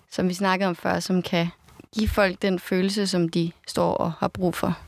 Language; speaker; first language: Danish; native; Danish